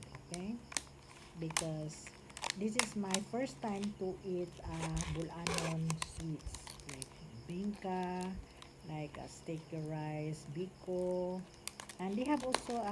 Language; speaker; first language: English; non-native, local second language; Cebuano